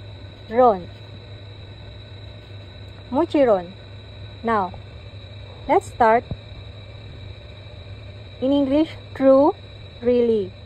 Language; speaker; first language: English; non-native, local second language; Filipino